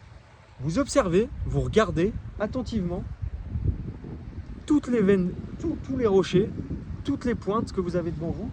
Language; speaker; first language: French; native; French